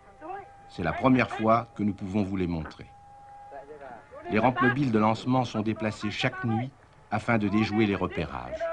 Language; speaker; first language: French; native; French